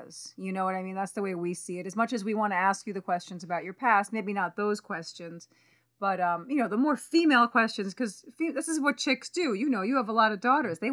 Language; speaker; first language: English; early bilingual, other home language; Spanish